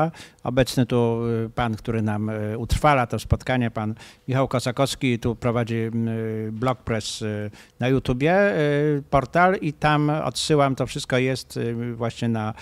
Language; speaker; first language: Polish; native; Polish